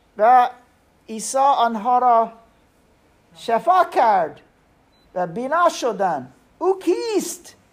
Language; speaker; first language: Persian; non-native, learner; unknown